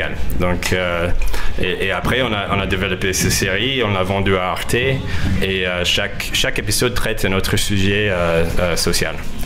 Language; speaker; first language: French; non-native, fluent; English